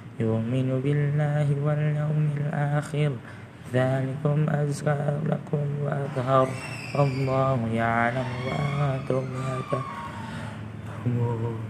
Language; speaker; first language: Arabic; non-native, learner; Indonesian